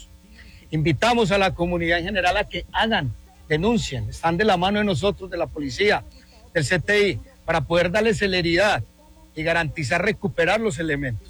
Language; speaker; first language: Spanish; native; Spanish